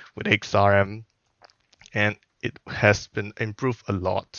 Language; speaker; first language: English; non-native, fluent; Burmese